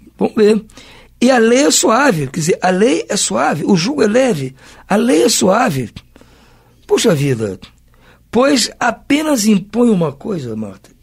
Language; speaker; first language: Portuguese; native; Portuguese